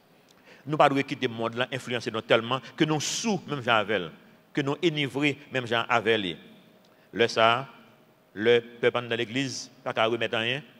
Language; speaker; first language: French; non-native, local second language; Haitian Creole